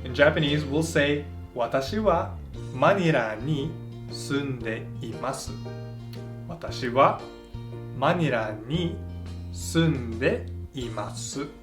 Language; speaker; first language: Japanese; non-native, fluent; Filipino